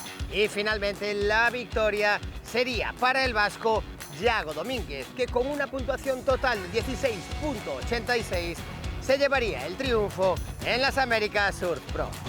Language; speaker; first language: Spanish; native; Spanish